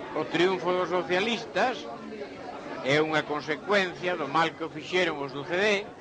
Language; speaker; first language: Galician; non-native, local second language; Spanish